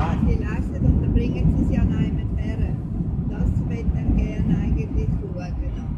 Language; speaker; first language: German; native; German